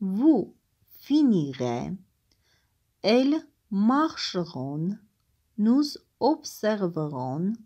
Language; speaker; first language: French; non-native, fluent; Armenian